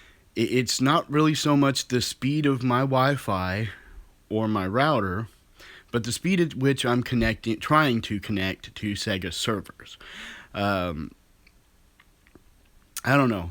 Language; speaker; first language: English; native; English